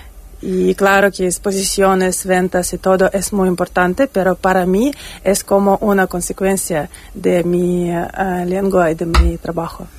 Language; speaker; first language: Spanish; non-native, learner; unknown